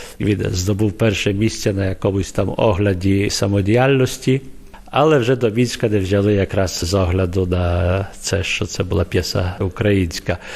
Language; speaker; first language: Ukrainian; early bilingual, heritage; Ukrainian